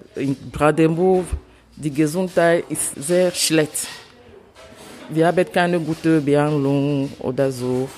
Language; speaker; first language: German; non-native, learner; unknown